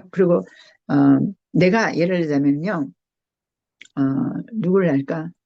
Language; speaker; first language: Korean; native; Korean